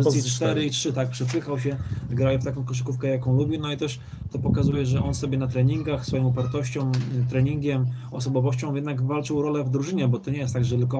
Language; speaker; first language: Polish; native; Polish